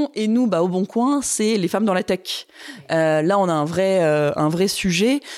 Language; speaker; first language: French; native; French